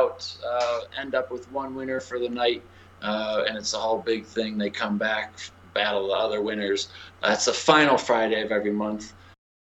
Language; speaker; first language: English; native; English